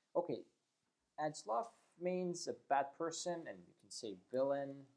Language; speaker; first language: English; non-native, fluent; Azerbaijani